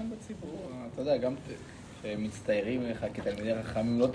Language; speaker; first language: Hebrew; native; Hebrew